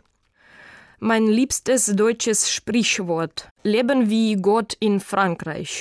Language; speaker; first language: German; non-native, learner; Ukrainian